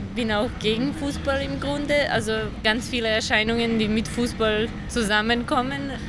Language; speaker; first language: German; non-native, fluent; Serbian